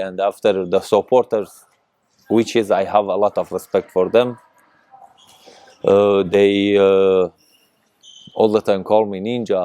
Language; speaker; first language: English; non-native, learner; Persian